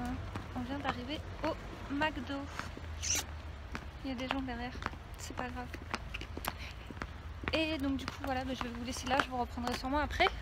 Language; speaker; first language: French; native; French